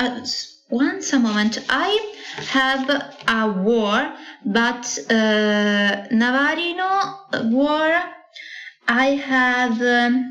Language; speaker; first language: English; non-native, learner; Italian